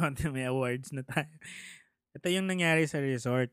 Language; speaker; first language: Filipino; native; Filipino